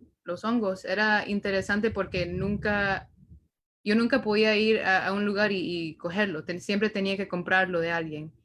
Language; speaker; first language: Spanish; early bilingual, heritage; Spanish